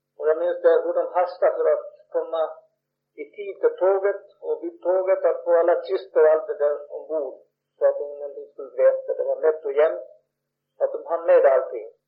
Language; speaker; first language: Swedish; early bilingual, heritage; Swedish